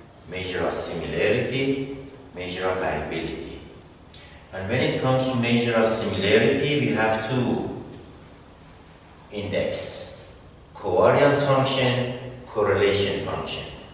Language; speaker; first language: English; non-native, fluent; Persian